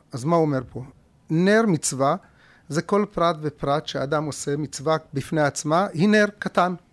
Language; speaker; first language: Hebrew; early bilingual, other home language; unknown